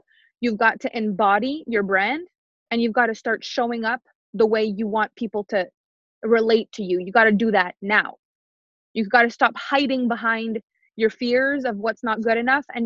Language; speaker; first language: English; non-native, fluent; French